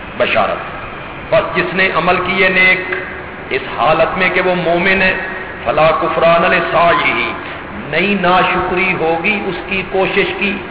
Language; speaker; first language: Urdu; non-native, local second language; Punjabi